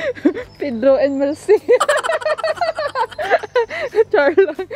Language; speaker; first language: English; non-native, learner; Filipino